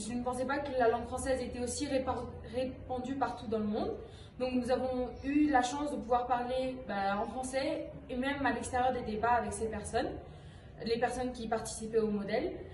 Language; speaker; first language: French; non-native, fluent; Spanish